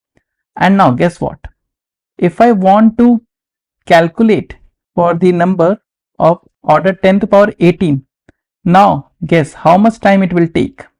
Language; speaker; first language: English; non-native, local second language; Hindi